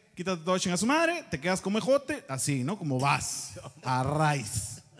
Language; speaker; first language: Spanish; native; Spanish